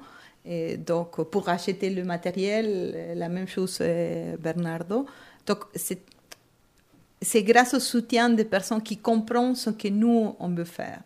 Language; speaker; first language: French; non-native, fluent; Spanish